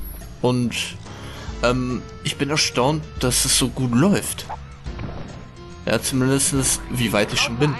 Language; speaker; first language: German; native; German